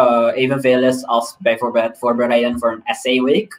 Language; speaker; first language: Dutch; non-native, local second language; Papiamento